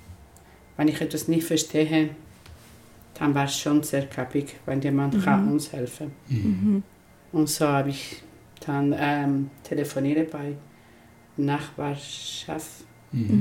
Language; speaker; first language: German; non-native, learner; Spanish